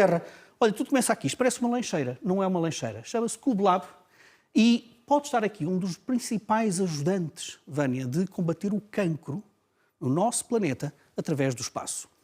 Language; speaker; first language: Portuguese; native; Portuguese